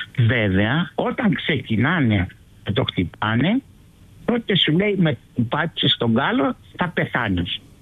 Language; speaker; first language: Greek; early bilingual, heritage; Greek